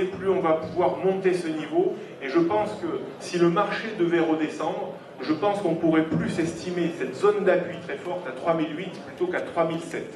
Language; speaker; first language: French; native; French